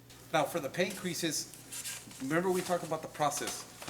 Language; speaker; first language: English; native; English